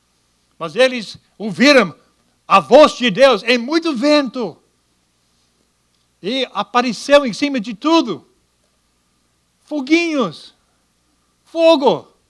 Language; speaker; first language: Portuguese; non-native, fluent; English